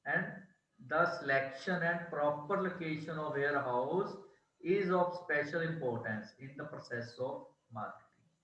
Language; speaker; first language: English; non-native, local second language; Punjabi